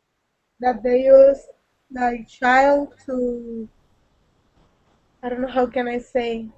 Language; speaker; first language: English; non-native, learner; Spanish